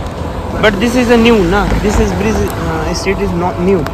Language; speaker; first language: English; non-native, local second language; Hindi